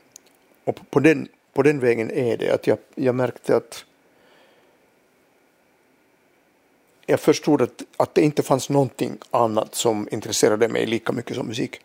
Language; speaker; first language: Swedish; non-native, local second language; Finnish